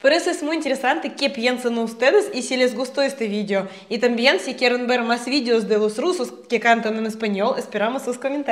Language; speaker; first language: Spanish; non-native, fluent; Russian